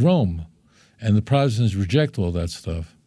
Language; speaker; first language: English; native; English